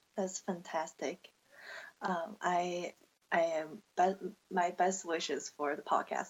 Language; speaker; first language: English; non-native, fluent; Chinese